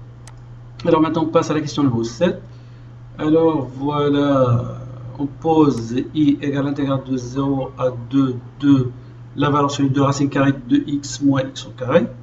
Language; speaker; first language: French; non-native, local second language; Arabic